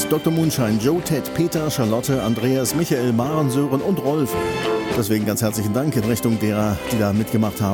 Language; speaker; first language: German; native; German